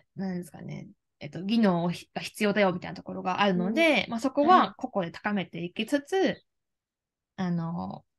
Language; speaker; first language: Japanese; native; Japanese